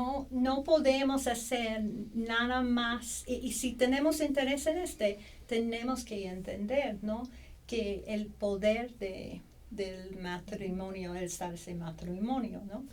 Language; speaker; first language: Spanish; non-native, fluent; English